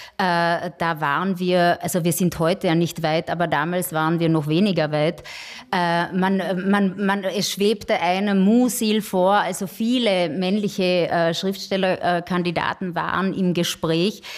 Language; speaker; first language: German; non-native, local second language; Slovenian